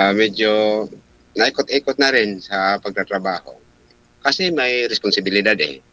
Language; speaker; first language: Filipino; non-native, local second language; Cebuano